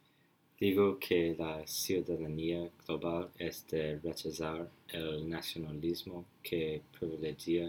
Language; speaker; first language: Spanish; non-native, learner; English